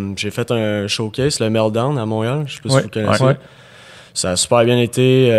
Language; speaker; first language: French; native; French